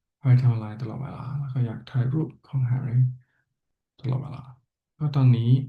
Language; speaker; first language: Thai; non-native, learner; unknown